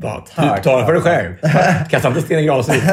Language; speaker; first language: Swedish; native; Swedish